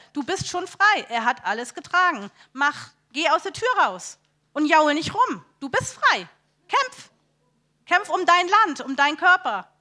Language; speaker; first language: German; native; German